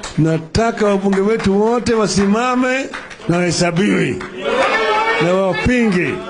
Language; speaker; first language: Swahili; non-native, local second language; Luo (Kenya and Tanzania)